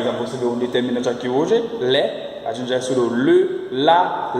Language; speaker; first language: Portuguese; non-native, fluent; French